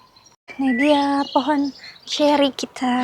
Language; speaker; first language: Indonesian; native; Indonesian